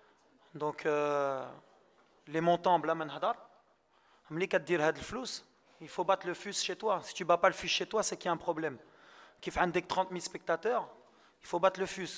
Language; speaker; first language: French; early bilingual, other home language; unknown